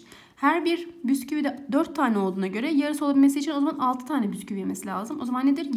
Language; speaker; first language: Turkish; native; Turkish